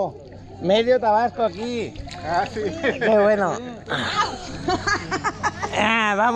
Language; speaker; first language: Spanish; native; Spanish